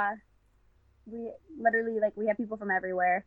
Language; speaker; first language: English; native; English